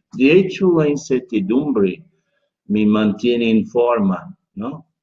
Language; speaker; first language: Spanish; non-native, fluent; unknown